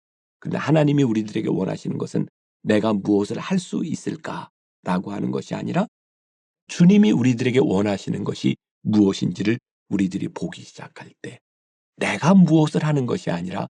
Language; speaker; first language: Korean; native; Korean